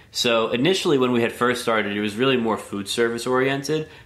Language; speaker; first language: English; native; English